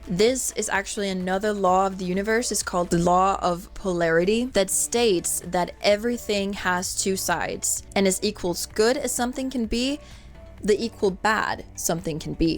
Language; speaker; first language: English; non-native, fluent; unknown